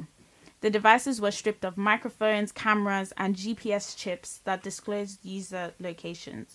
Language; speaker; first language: English; non-native, local second language; Yoruba